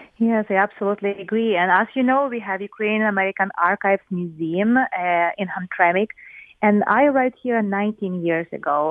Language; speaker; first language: English; non-native, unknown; Ukrainian